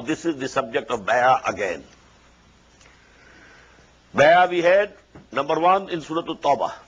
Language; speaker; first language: English; non-native, local second language; Urdu